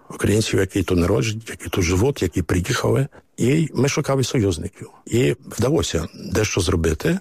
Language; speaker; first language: Ukrainian; early bilingual, heritage; Ukrainian